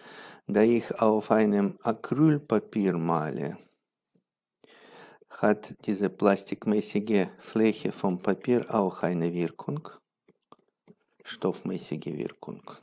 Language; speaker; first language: German; non-native, fluent; Russian